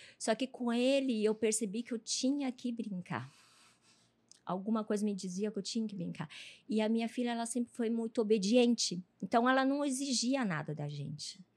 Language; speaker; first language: Portuguese; early bilingual, other home language; Chinese